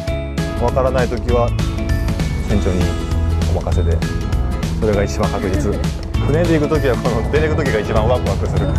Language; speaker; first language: Japanese; native; Japanese